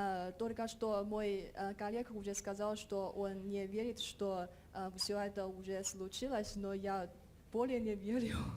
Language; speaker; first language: Russian; non-native, fluent; Chinese